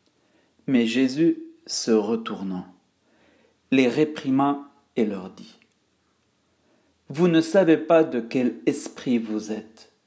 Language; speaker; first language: French; native; French